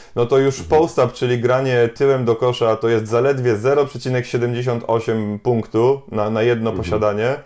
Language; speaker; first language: Polish; native; Polish